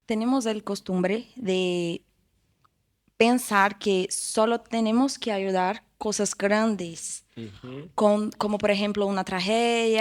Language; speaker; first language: Spanish; non-native, fluent; Portuguese